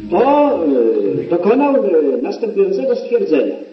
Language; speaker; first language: Polish; native; Polish